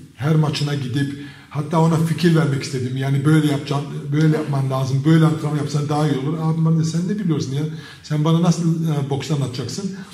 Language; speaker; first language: Turkish; early bilingual, heritage; Turkish